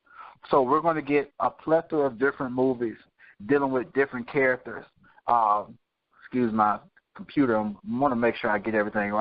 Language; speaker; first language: English; native; English